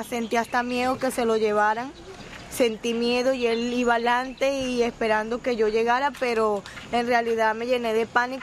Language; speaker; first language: Spanish; native; Spanish